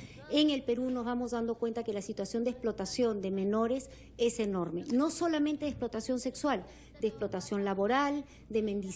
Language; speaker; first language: Spanish; native; Spanish